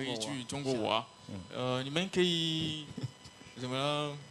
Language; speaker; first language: Chinese; non-native, learner; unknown